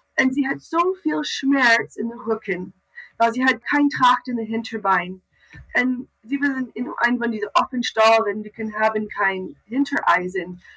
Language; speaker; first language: German; non-native, learner; English